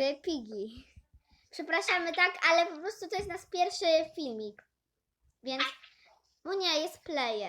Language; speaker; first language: Polish; native; Polish